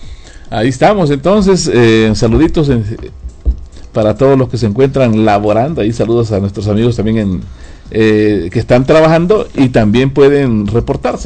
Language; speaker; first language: Spanish; native; Spanish